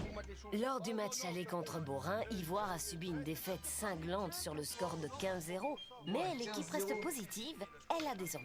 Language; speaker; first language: French; native; French